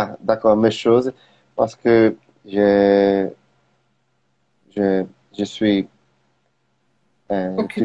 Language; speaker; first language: French; non-native, learner; Portuguese